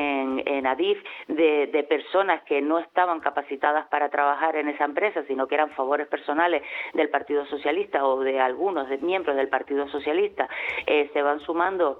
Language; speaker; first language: Spanish; native; Spanish